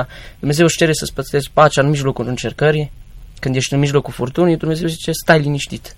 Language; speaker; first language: Romanian; native; Romanian